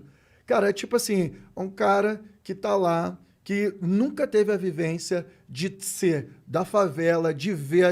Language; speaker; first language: Portuguese; native; Portuguese